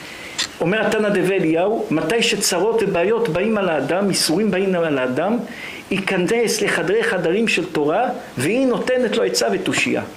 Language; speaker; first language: Hebrew; native; Hebrew